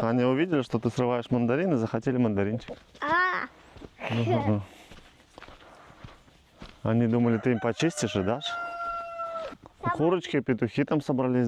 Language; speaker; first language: Russian; native; Russian